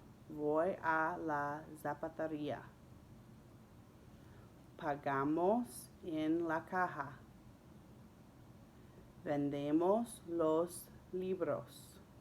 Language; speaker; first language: Spanish; non-native, fluent; English